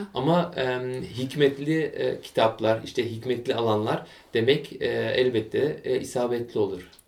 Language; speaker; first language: Turkish; early bilingual, heritage; Turkish